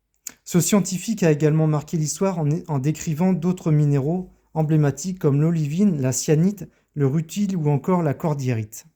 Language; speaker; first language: French; native; French